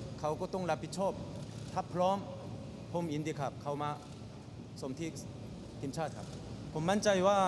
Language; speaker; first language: Thai; non-native, fluent; Korean